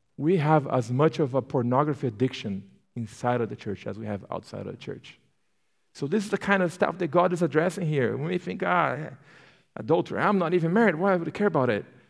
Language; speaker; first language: English; non-native, fluent; Portuguese